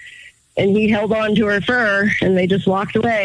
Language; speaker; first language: English; native; English